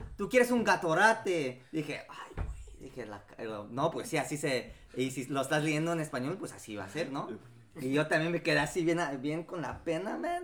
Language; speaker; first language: Spanish; early bilingual, heritage; Spanish